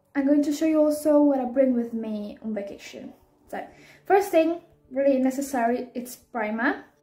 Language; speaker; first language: English; non-native, fluent; Italian